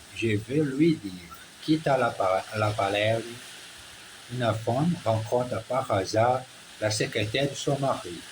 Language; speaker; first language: French; non-native, learner; Portuguese